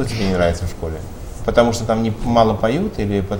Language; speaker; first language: Russian; native; Russian